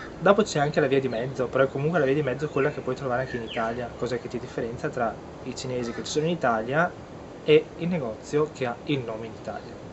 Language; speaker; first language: Italian; native; Italian